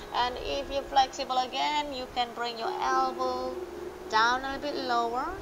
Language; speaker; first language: English; non-native, fluent; Indonesian